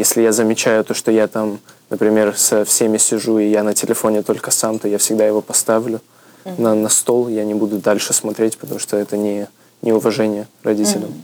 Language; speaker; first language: Russian; early bilingual, heritage; Russian